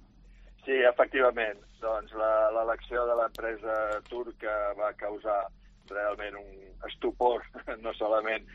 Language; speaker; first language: Catalan; native; Catalan